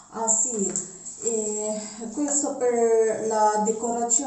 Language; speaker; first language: Italian; non-native, learner; Mizo